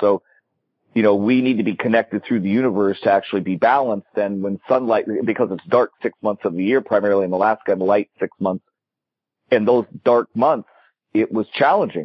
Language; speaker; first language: English; native; English